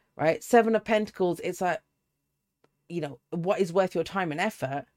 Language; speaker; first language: English; native; English